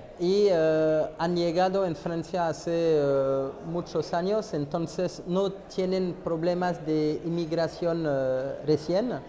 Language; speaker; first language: Spanish; non-native, fluent; French